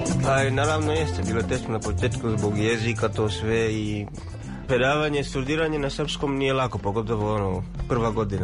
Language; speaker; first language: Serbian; non-native, learner; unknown